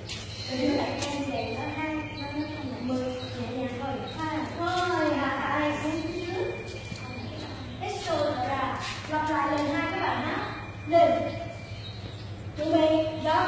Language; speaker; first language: Vietnamese; native; Vietnamese